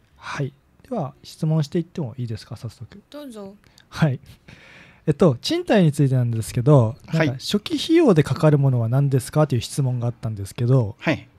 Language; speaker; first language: Japanese; native; Japanese